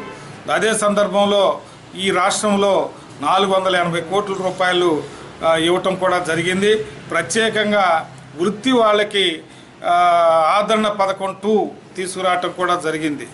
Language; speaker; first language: Telugu; native; Telugu